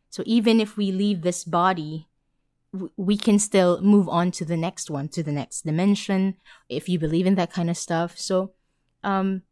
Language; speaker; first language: English; non-native, local second language; Filipino